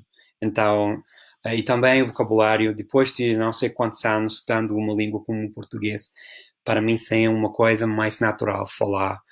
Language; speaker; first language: Portuguese; non-native, fluent; English